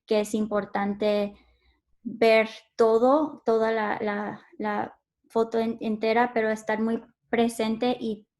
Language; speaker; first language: Spanish; early bilingual, heritage; Spanish